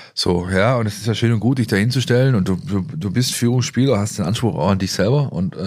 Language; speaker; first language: German; native; German